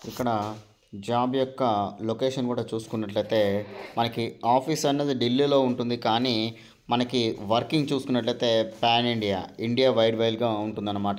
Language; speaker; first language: Telugu; native; Telugu